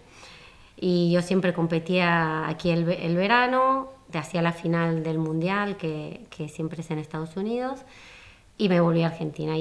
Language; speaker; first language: Spanish; native; Spanish